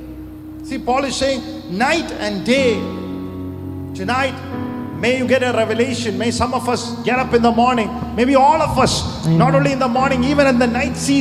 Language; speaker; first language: English; non-native, local second language; Malayalam